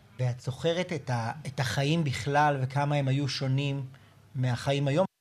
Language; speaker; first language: Hebrew; native; Hebrew